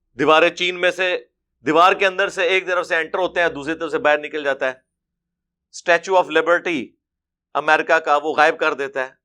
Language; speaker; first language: Urdu; non-native, local second language; Punjabi